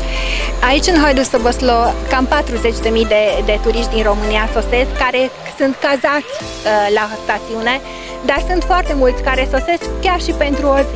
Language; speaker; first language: Romanian; non-native, fluent; Hungarian